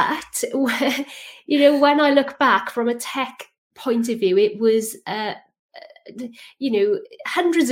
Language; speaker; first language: English; native; English